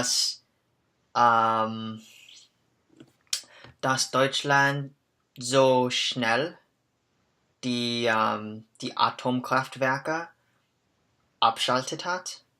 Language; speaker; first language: German; non-native, learner; English